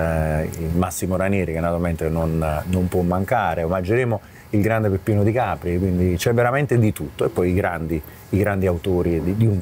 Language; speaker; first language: Italian; native; Italian